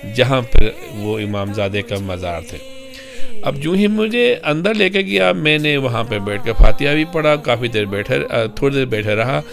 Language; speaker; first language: Urdu; non-native, local second language; Brahui